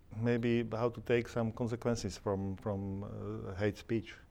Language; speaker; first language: English; non-native, learner; Slovak